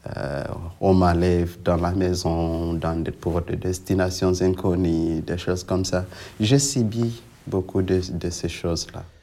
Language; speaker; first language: French; non-native, local second language; Swahili